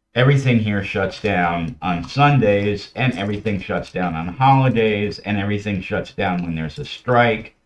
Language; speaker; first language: English; native; English